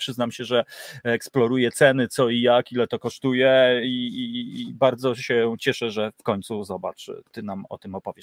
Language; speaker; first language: Polish; native; Polish